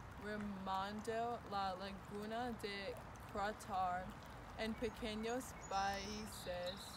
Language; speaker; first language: Spanish; non-native, learner; English